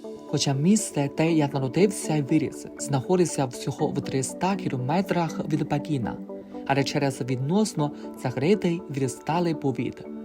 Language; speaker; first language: Ukrainian; non-native, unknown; Chinese